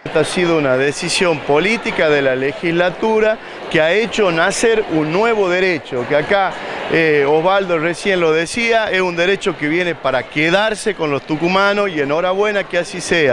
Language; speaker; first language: Spanish; native; Spanish